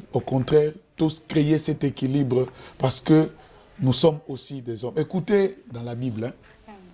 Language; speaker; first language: French; non-native, local second language; Lingala